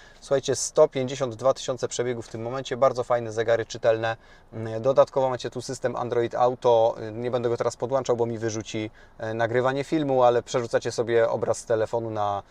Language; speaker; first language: Polish; native; Polish